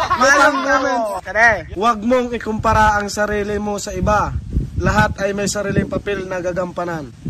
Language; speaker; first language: Filipino; non-native, local second language; Cebuano